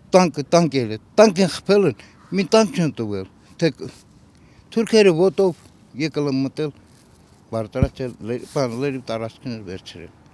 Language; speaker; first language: Armenian; native; Armenian